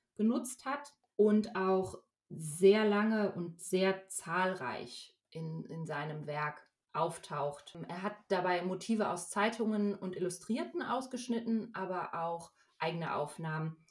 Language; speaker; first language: German; native; German